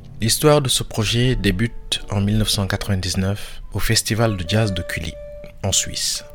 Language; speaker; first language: French; non-native, local second language; Wolof